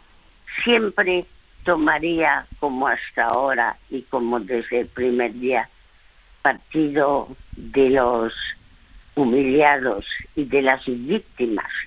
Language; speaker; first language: Spanish; early bilingual, other home language; French